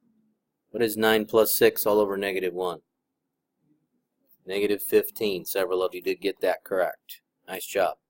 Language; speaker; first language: English; native; English